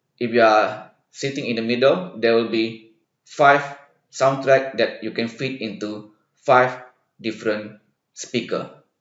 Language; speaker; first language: English; non-native, local second language; Malay